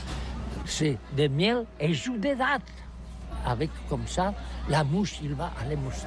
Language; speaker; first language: French; non-native, learner; Catalan